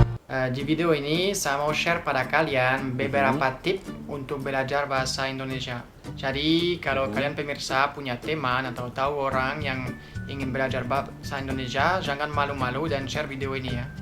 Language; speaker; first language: Indonesian; non-native, fluent; French